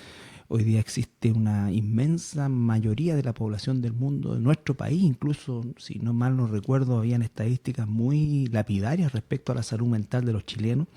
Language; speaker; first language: Spanish; native; Spanish